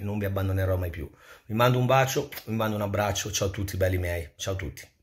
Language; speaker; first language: Italian; native; Italian